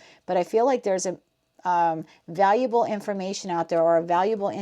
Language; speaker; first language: English; native; English